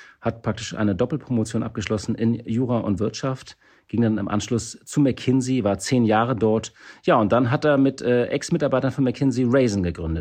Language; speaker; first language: German; native; German